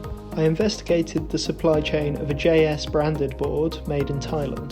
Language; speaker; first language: English; native; English